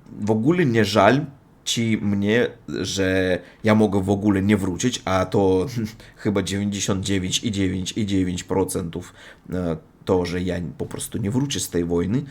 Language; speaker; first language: Polish; non-native, learner; Russian